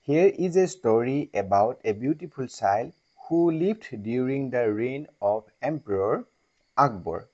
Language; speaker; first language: English; non-native, local second language; Assamese